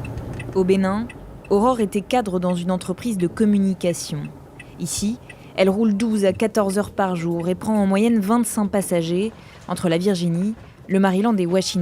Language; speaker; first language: French; native; French